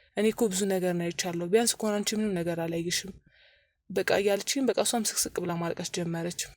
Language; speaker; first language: Amharic; native; Amharic